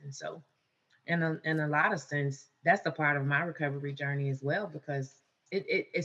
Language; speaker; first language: English; native; English